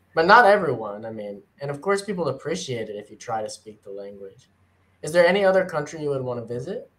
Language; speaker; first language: English; native; English